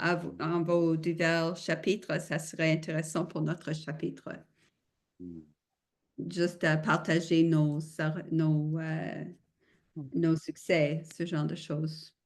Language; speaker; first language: French; non-native, fluent; English